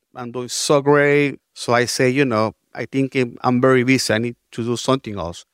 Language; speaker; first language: English; non-native, learner; Spanish